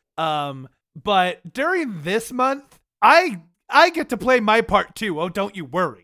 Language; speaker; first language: English; native; English